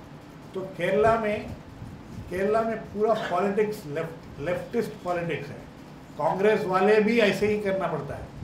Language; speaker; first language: Hindi; non-native, local second language; Kannada